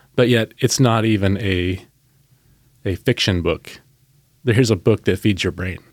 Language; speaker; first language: English; native; English